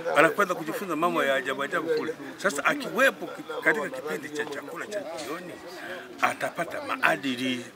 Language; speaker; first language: Swahili; non-native, local second language; Sukuma